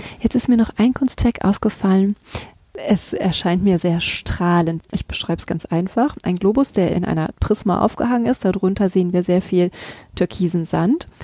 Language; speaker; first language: German; native; German